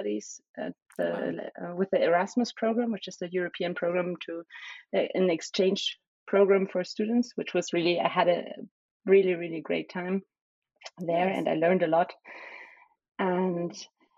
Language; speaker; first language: English; non-native, fluent; German